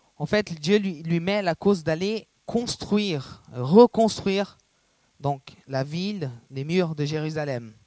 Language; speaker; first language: French; non-native, fluent; Portuguese